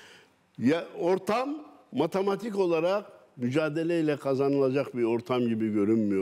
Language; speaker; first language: Turkish; native; Turkish